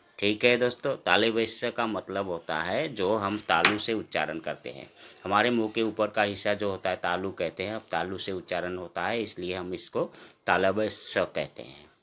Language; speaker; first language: Hindi; non-native, local second language; Assamese